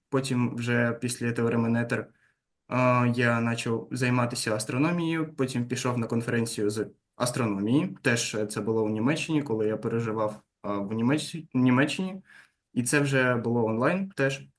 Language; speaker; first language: Ukrainian; non-native, local second language; Russian